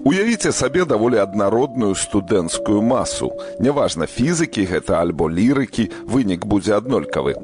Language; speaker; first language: Belarusian; native; Belarusian